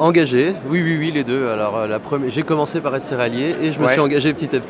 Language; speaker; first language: French; native; French